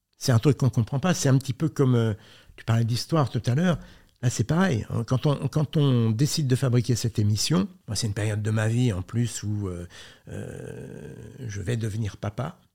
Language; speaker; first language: French; native; French